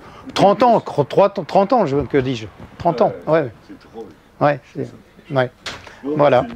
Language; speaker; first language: French; native; French